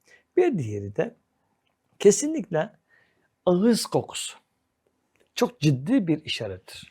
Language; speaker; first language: Turkish; native; Turkish